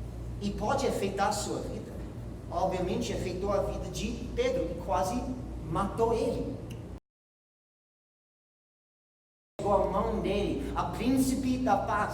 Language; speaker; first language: Portuguese; non-native, fluent; English